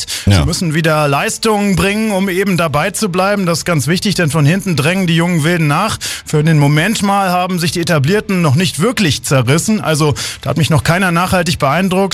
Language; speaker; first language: German; native; German